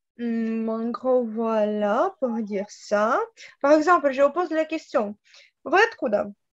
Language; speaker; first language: French; non-native, fluent; Russian